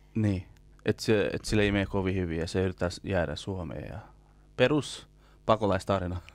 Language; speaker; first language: Finnish; early bilingual, other home language; Kurdish